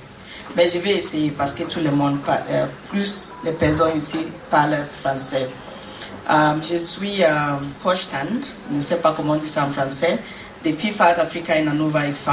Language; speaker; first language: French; non-native, learner; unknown